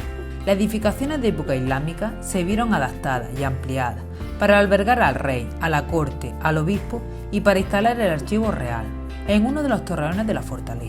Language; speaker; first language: Spanish; native; Spanish